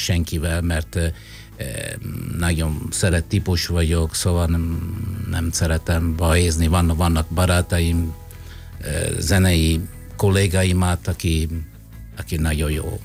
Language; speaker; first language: Hungarian; non-native, learner; Italian